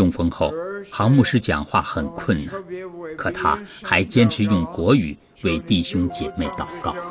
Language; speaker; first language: Chinese; native; Chinese